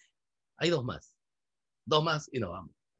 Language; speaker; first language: Spanish; native; Spanish